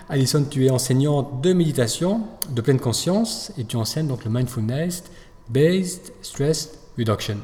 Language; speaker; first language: French; native; French